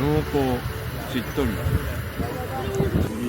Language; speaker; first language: Korean; non-native, fluent; Japanese